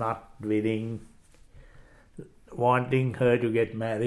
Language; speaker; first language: English; non-native, local second language; Sinhala